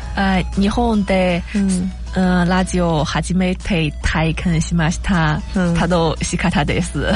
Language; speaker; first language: Japanese; non-native, learner; Chinese